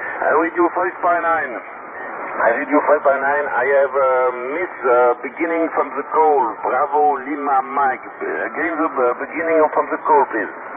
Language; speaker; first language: English; non-native, learner; French